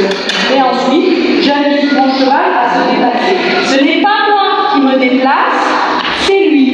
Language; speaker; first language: French; native; French